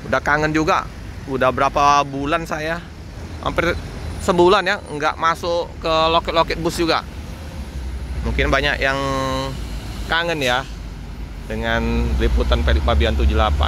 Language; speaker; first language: Indonesian; native; Indonesian